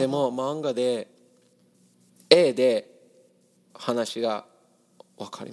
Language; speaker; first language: Japanese; non-native, learner; English